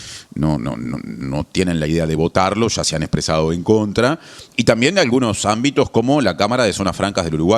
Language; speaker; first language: Spanish; native; Spanish